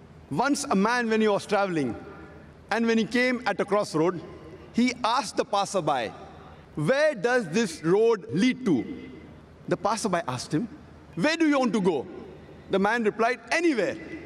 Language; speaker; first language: English; non-native, local second language; Konkani